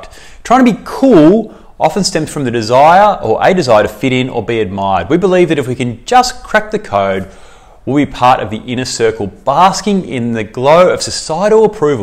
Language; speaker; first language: English; native; English